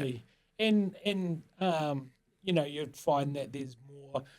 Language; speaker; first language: English; native; English